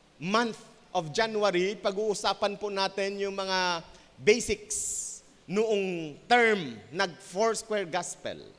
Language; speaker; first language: Filipino; non-native, local second language; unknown